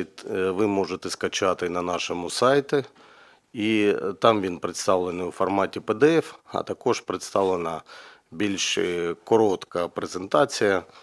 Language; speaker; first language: Ukrainian; native; Ukrainian